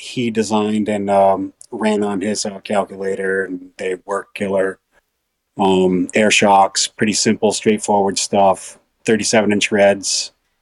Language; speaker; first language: English; native; English